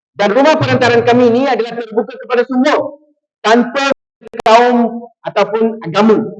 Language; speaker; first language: Malay; non-native, local second language; Tamil